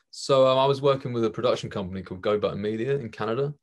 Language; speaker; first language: English; native; English